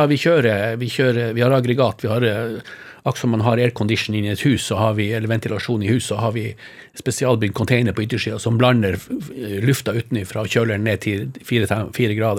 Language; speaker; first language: Norwegian; native; Norwegian